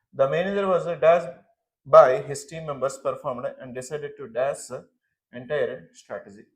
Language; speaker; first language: English; non-native, local second language; Telugu